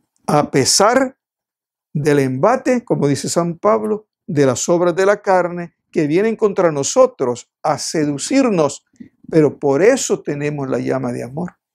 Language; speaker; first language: Spanish; native; Spanish